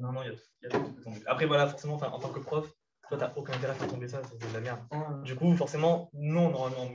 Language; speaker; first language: French; native; French